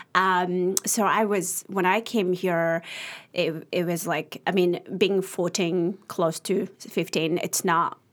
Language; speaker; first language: English; early bilingual, other home language; Arabic